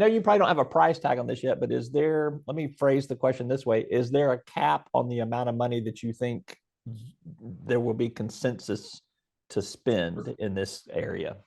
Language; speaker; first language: English; native; English